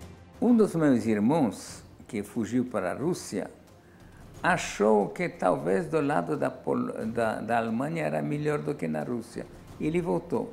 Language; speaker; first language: Portuguese; non-native, fluent; Polish